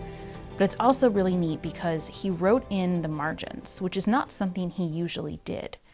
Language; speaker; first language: English; native; English